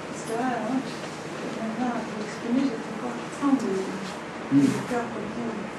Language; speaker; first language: French; native; French